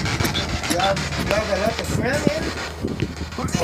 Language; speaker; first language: English; non-native, local second language; French